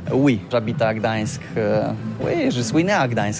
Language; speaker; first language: French; non-native, learner; Polish